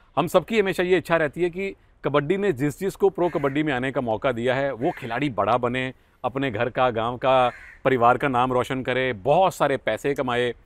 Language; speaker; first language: Hindi; native; Hindi